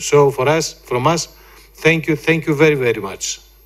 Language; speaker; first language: English; non-native, fluent; Greek